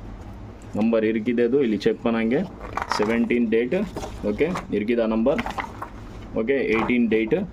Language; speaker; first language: Tamil; non-native, local second language; Kannada